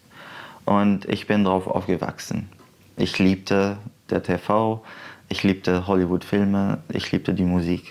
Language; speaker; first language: German; non-native, fluent; Arabic